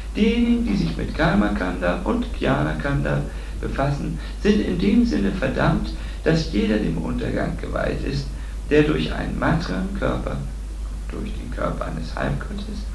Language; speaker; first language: German; native; German